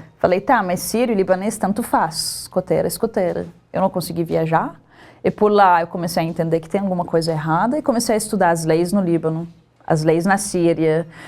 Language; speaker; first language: Portuguese; non-native, fluent; Arabic